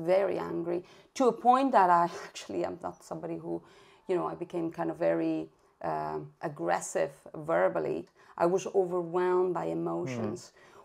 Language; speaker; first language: English; non-native, fluent; Spanish